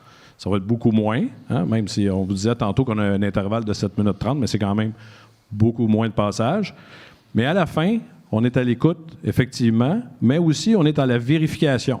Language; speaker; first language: French; native; French